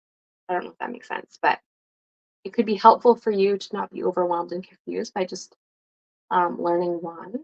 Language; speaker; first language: English; non-native, fluent; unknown